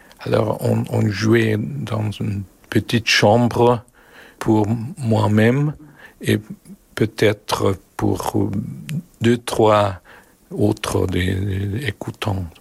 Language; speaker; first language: French; non-native, learner; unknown